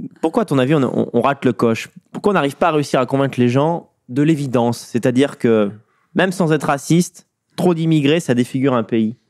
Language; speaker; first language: French; native; French